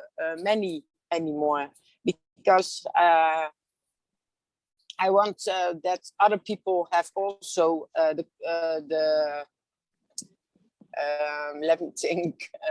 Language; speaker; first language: English; non-native, learner; Dutch